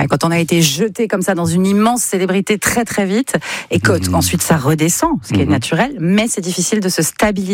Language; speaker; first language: French; native; French